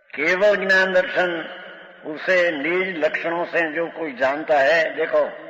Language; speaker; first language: Hindi; non-native, local second language; Gujarati